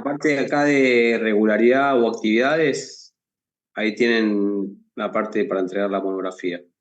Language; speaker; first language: Spanish; native; Spanish